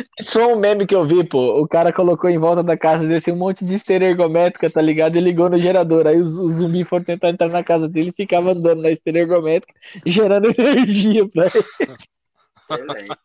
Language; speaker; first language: Portuguese; native; Portuguese